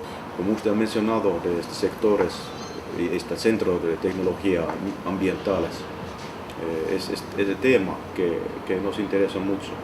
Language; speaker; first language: Spanish; non-native, fluent; Finnish